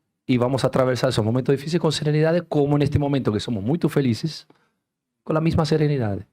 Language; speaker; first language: Portuguese; non-native, fluent; Spanish